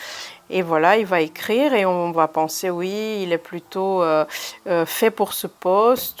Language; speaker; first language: French; early bilingual, other home language; Romanian